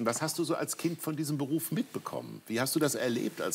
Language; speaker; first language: German; native; German